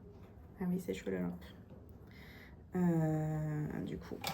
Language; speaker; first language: French; native; French